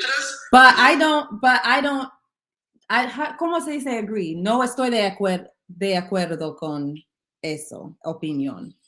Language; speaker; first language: Spanish; non-native, learner; English